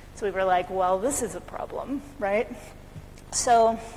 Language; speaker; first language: English; native; English